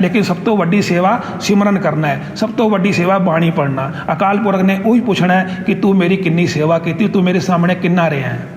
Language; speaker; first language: Punjabi; non-native, local second language; Hindi